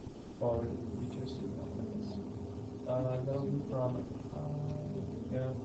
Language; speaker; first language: English; native; English